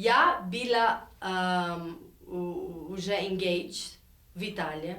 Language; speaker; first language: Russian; non-native, learner; Italian